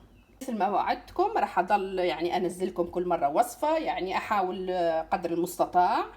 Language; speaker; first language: Arabic; native; Arabic